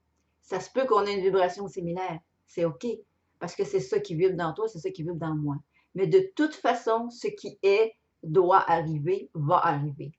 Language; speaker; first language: French; native; French